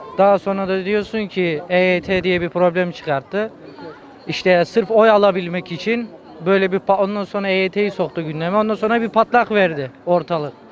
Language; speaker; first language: Turkish; native; Turkish